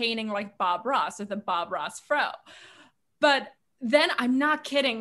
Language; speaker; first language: English; native; English